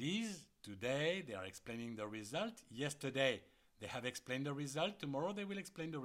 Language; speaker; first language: English; non-native, fluent; French